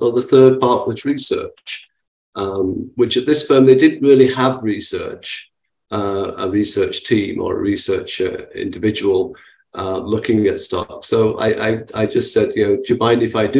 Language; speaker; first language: English; native; English